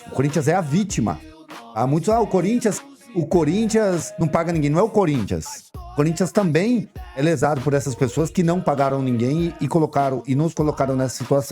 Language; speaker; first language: Portuguese; native; Portuguese